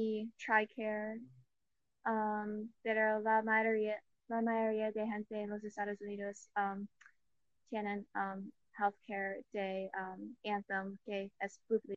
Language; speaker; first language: Spanish; non-native, learner; English